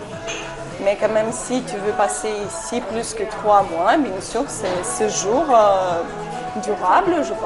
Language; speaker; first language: French; non-native, fluent; Ukrainian